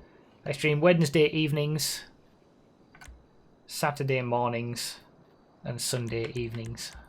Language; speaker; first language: English; native; English